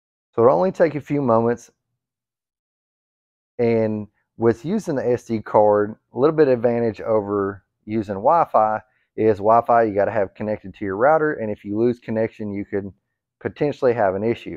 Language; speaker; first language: English; native; English